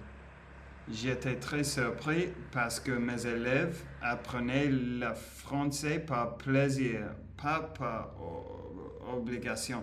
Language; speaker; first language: French; non-native, learner; Spanish